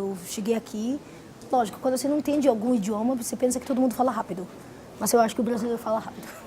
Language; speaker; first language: Portuguese; non-native, fluent; Arabic